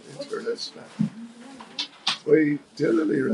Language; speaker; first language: Russian; non-native, learner; English